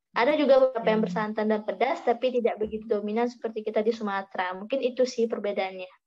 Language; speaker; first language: Indonesian; native; Indonesian